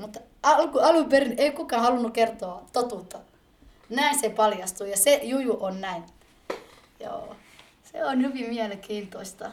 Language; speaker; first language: Finnish; early bilingual, other home language; Somali